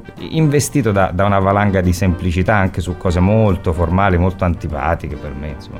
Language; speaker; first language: Italian; native; Italian